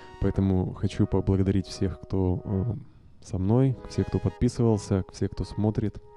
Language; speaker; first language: Russian; native; Russian